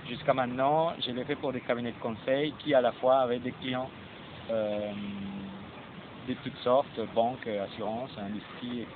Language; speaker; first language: French; non-native, fluent; Spanish